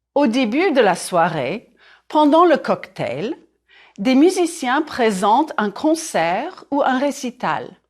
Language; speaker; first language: French; non-native, fluent; English